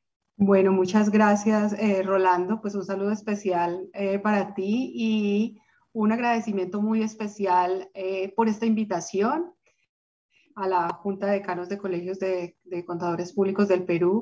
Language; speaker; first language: Spanish; native; Spanish